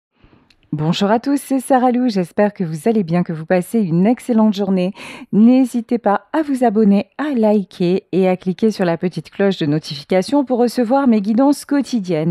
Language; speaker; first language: French; native; French